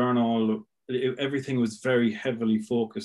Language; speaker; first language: English; native; English